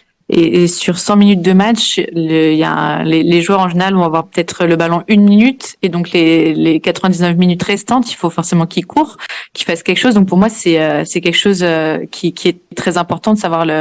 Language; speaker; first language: French; native; French